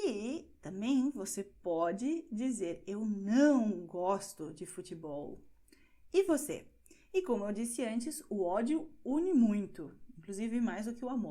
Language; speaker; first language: Portuguese; non-native, fluent; Spanish